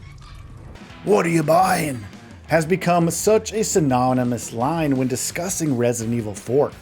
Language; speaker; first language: English; native; English